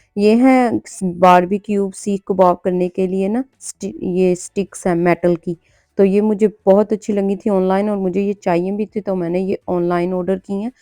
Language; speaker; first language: Urdu; non-native, local second language; Punjabi